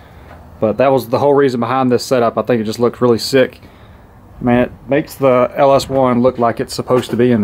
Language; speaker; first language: English; native; English